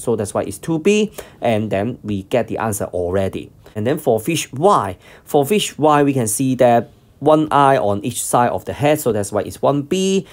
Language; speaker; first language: English; non-native, local second language; Cantonese